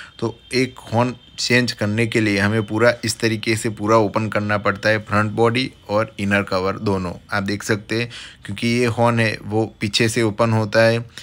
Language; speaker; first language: Hindi; native; Hindi